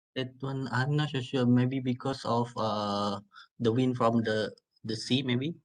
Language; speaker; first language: English; non-native, local second language; Malay